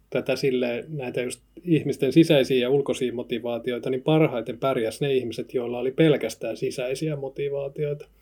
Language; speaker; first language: Finnish; native; Finnish